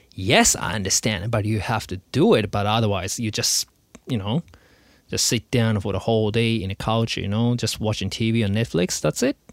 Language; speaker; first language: English; non-native, learner; Japanese